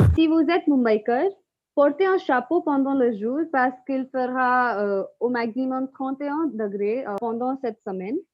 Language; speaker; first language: French; non-native, fluent; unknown